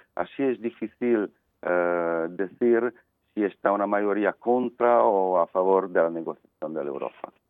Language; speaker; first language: Spanish; non-native, learner; Italian